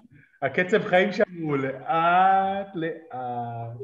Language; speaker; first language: Hebrew; native; Hebrew